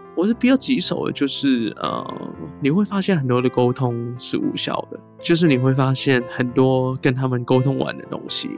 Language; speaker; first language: Chinese; non-native, local second language; Cantonese